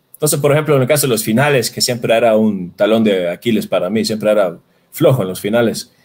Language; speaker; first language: Spanish; non-native, fluent; Swedish